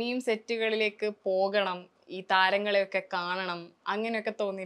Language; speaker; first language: Malayalam; native; Malayalam